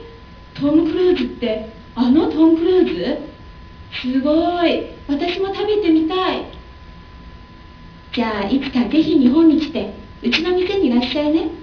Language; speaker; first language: Japanese; non-native, fluent; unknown